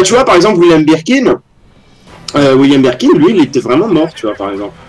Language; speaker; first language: French; native; French